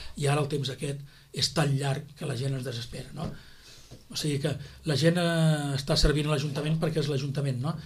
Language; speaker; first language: Catalan; native; Catalan